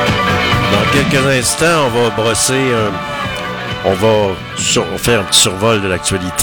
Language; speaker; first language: French; native; French